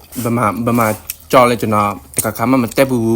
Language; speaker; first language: Burmese; non-native, learner; S'gaw Karen